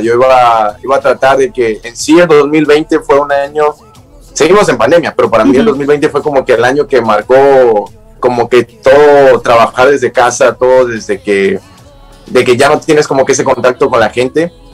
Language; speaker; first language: Spanish; native; Spanish